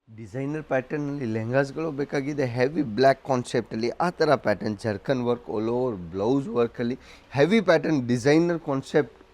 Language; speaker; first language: Kannada; non-native, local second language; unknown